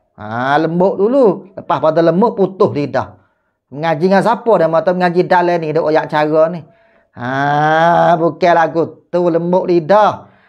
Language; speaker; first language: Malay; native; Malay